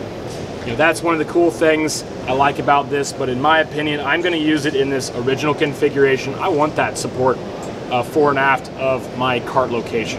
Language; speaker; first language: English; native; English